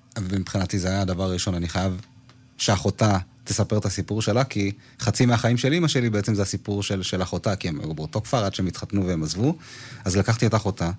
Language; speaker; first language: Hebrew; early bilingual, other home language; Amharic